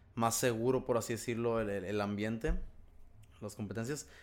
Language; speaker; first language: Spanish; native; Spanish